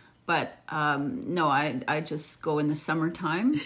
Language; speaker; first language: English; early bilingual, other home language; Italian